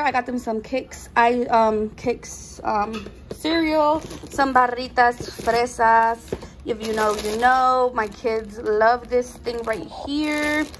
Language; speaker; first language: English; early bilingual, other home language; Spanish